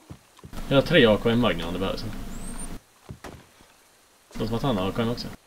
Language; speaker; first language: Swedish; native; Swedish